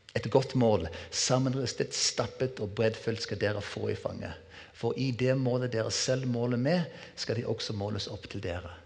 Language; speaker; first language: Norwegian; non-native, fluent; English